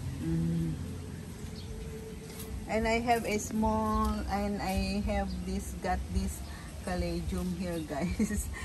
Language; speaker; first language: English; non-native, local second language; Filipino